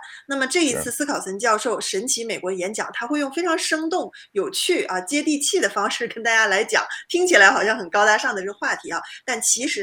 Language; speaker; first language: Chinese; native; Chinese